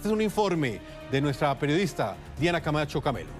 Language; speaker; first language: Spanish; native; Spanish